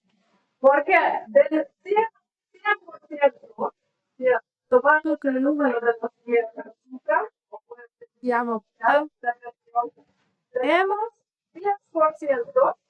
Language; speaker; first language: Spanish; non-native, learner; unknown